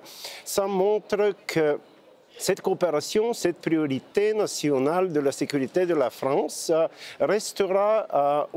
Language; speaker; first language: French; non-native, fluent; Bulgarian